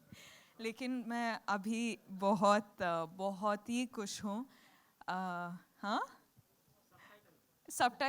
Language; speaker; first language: Hindi; non-native, learner; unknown